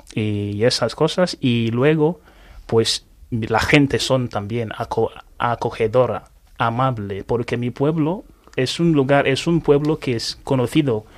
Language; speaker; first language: Spanish; non-native, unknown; Igbo